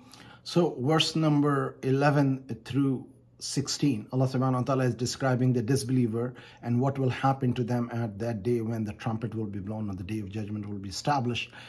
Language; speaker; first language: English; non-native, fluent; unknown